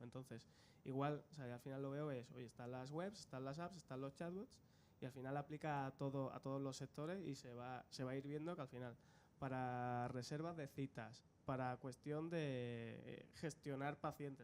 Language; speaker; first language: Spanish; native; Spanish